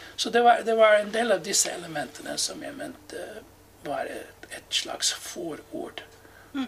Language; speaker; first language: Norwegian; non-native, fluent; English